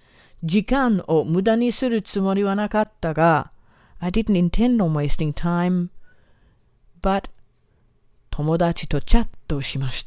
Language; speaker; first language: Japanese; non-native, fluent; English